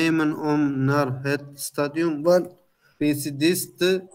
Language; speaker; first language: Dutch; non-native, learner; Turkish